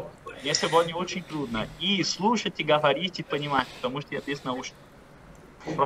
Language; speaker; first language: Russian; non-native, fluent; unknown